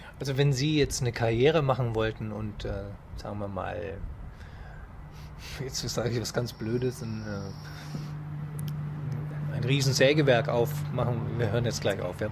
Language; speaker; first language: German; native; German